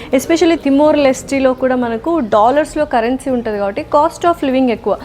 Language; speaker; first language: Telugu; native; Telugu